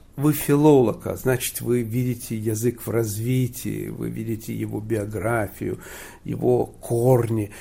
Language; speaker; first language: Russian; native; Russian